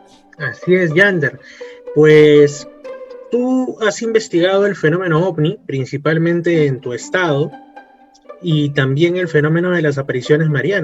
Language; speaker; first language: Spanish; native; Spanish